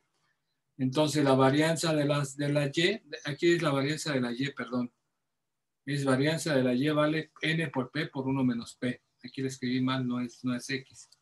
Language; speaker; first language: Spanish; native; Spanish